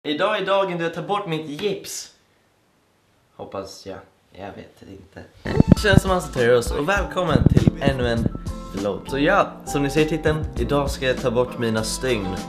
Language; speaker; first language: Swedish; native; Swedish